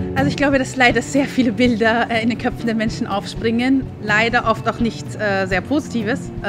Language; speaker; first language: German; early bilingual, other home language; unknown